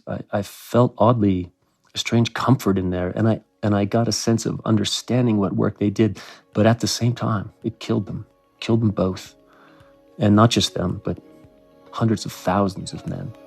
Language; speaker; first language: English; native; English